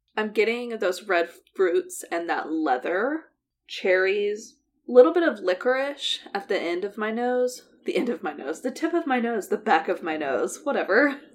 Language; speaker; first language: English; native; English